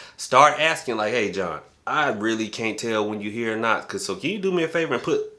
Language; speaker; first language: English; native; English